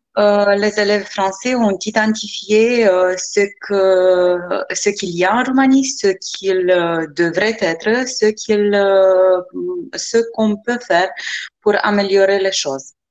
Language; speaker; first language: French; non-native, fluent; Romanian